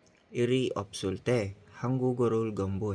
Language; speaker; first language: Korean; non-native, fluent; Filipino